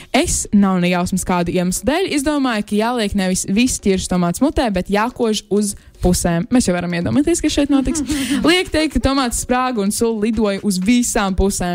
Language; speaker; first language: Latvian; native; Latvian